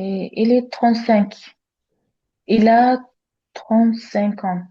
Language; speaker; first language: French; non-native, learner; Azerbaijani